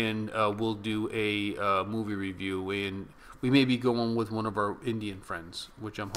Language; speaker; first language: English; native; English